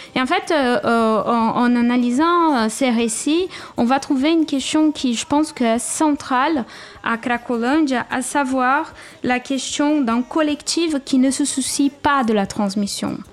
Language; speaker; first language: French; non-native, fluent; Portuguese